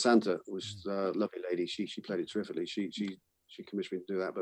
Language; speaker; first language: English; native; English